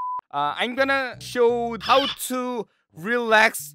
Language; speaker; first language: English; non-native, learner; Korean